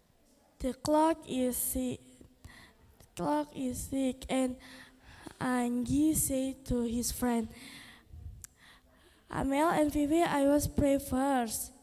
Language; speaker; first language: English; non-native, learner; Indonesian